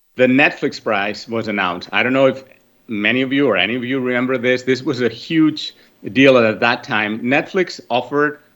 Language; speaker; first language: English; non-native, fluent; Catalan